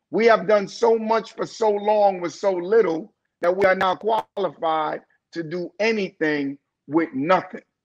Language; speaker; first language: English; native; English